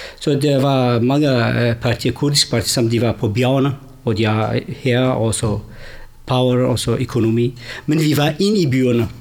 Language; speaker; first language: Danish; non-native, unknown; Kurdish